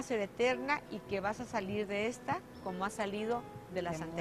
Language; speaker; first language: Spanish; native; Spanish